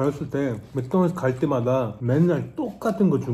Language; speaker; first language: Korean; non-native, learner; French